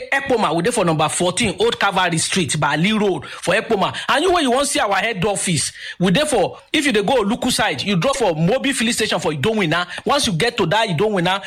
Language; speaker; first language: Nigerian Pidgin; native; Nigerian Pidgin